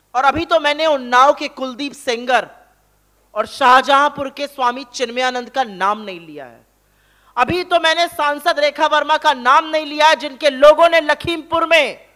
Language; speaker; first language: Hindi; native; Hindi